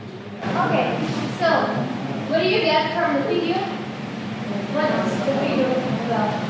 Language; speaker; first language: English; non-native, fluent; Indonesian